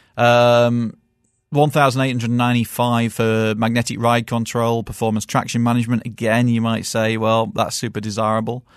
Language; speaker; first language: English; native; English